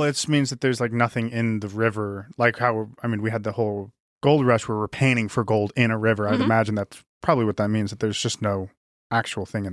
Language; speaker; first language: English; native; English